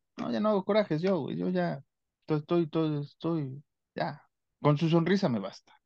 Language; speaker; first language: Spanish; native; Spanish